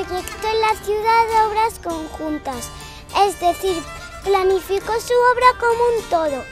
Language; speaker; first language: Spanish; native; Spanish